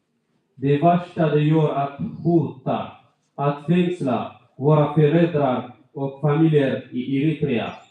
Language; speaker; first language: Swedish; non-native, fluent; Tigrinya